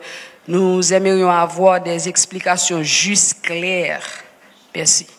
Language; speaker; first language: French; non-native, local second language; Haitian Creole